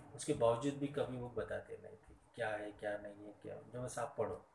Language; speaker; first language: Hindi; non-native, local second language; Marathi